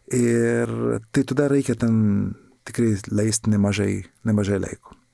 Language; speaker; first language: Lithuanian; non-native, fluent; Italian